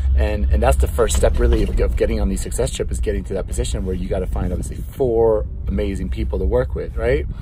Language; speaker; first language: English; non-native, fluent; Swedish